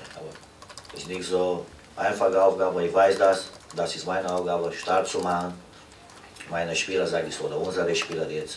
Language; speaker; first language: German; non-native, fluent; Romanian